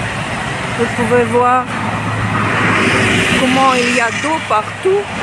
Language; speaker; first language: French; non-native, fluent; Russian